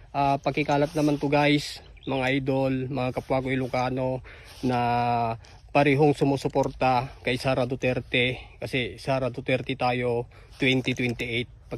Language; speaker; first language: Filipino; non-native, local second language; Iloko